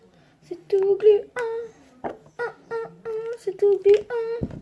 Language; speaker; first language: French; native; French